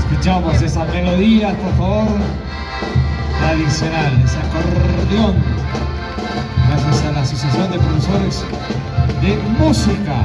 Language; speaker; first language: Spanish; native; Spanish